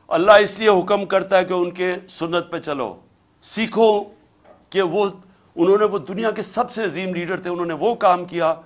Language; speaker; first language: Urdu; native; Urdu